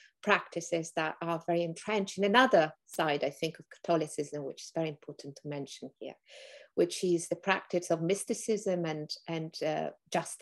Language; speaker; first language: English; non-native, fluent; Italian